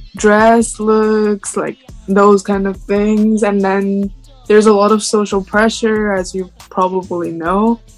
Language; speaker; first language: English; non-native, fluent; Chinese